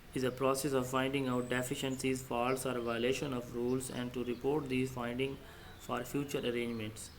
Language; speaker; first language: English; non-native, local second language; Urdu